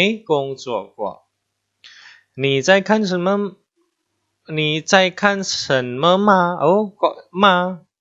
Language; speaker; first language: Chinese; non-native, fluent; Indonesian